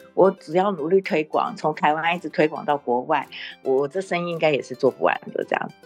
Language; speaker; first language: Chinese; native; Chinese